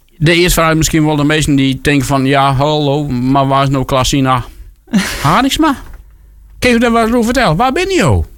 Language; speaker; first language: Dutch; non-native, local second language; Western Frisian